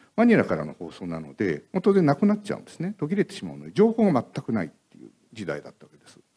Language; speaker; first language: Japanese; native; Japanese